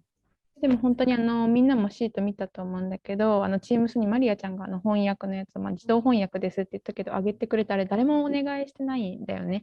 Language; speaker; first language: Japanese; native; Japanese